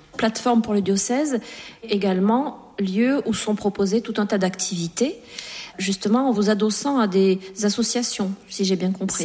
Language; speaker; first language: French; native; French